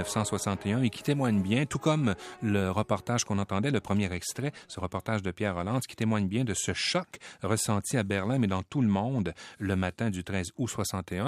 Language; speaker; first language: French; native; French